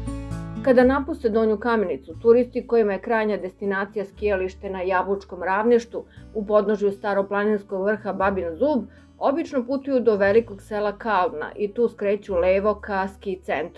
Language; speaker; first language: Serbian; native; Serbian